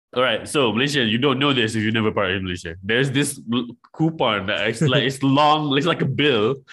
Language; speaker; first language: English; non-native, local second language; Malay